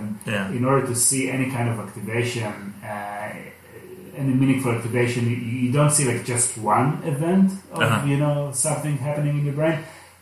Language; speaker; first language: English; non-native, fluent; Hebrew